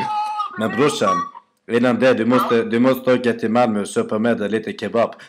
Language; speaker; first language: Swedish; native; Swedish